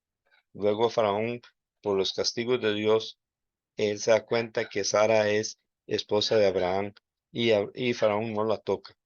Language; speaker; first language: Spanish; native; Spanish